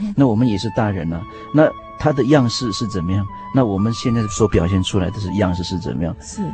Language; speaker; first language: Chinese; non-native, local second language; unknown